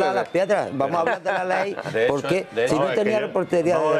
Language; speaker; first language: Spanish; native; Spanish